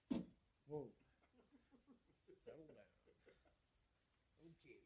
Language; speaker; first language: English; native; English